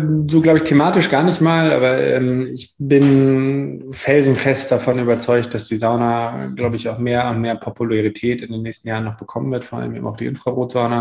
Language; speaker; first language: German; native; German